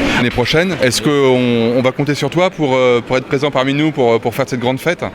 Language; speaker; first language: French; native; French